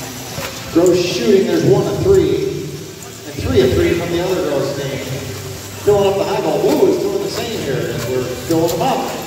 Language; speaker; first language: English; native; English